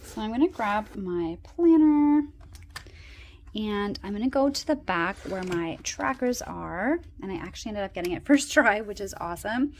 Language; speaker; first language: English; native; English